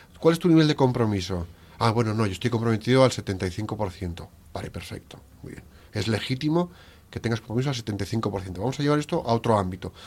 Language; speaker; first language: Spanish; native; Spanish